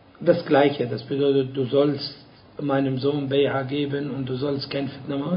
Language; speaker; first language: German; non-native, fluent; Arabic